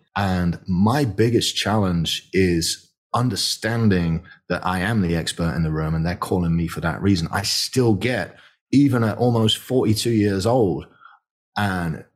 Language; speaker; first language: English; native; English